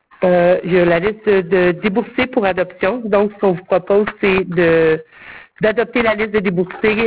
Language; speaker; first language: French; native; French